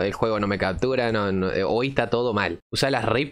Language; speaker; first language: Spanish; native; Spanish